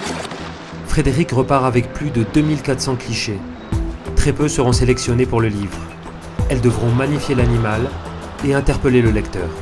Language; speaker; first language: French; native; French